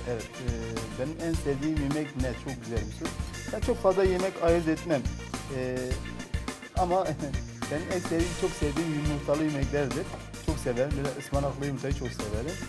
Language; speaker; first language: Turkish; native; Turkish